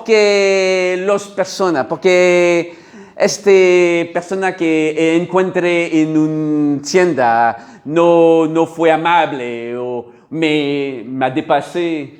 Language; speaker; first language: Spanish; non-native, learner; French